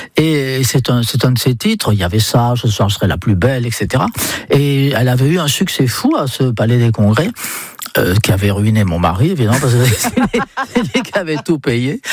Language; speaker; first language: French; non-native, fluent; English